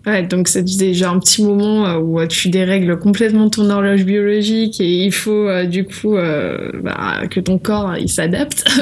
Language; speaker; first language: French; native; French